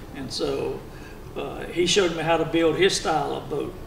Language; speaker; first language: English; native; English